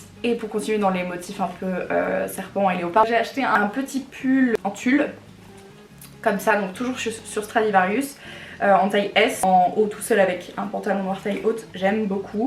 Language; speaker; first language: French; native; French